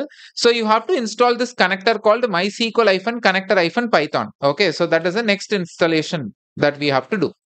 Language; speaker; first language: English; non-native, local second language; Tamil